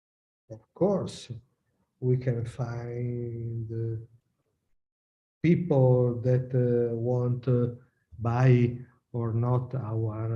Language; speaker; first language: English; non-native, learner; Italian